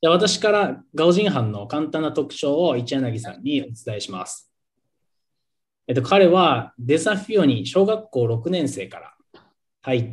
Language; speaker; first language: Japanese; native; Japanese